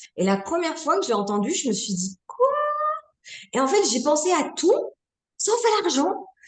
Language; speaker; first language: French; native; French